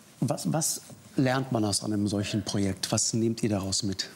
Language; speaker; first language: German; native; German